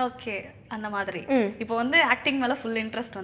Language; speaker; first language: Tamil; native; Tamil